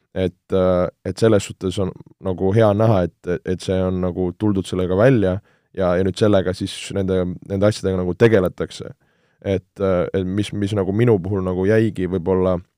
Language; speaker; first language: Estonian; native; Estonian